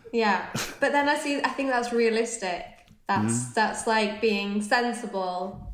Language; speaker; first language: English; native; English